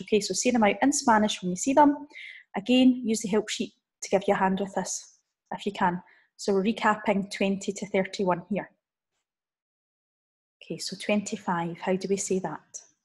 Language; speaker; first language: English; native; English